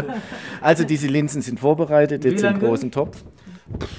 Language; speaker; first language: German; native; German